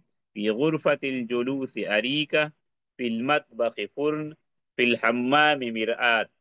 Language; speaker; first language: Arabic; non-native, fluent; Urdu